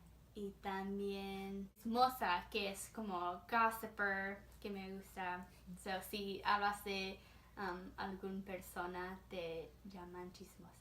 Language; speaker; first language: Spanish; early bilingual, heritage; Spanish